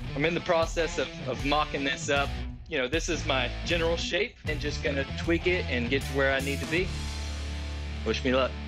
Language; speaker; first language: English; native; English